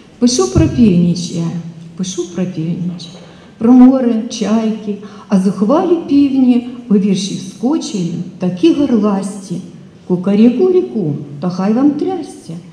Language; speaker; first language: Ukrainian; native; Ukrainian